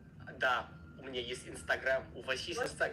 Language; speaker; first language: Russian; non-native, learner; English